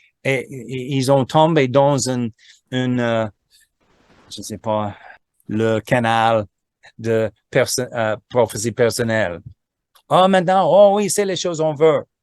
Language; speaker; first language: French; non-native, fluent; English